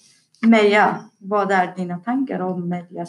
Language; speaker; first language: Swedish; non-native, learner; Persian